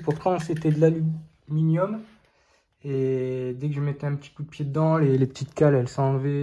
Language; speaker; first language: French; native; French